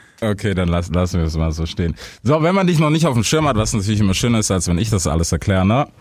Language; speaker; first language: German; native; German